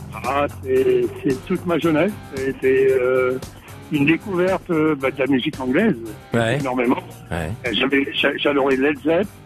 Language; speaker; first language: French; native; French